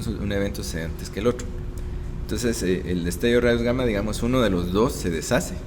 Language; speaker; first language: Spanish; native; Spanish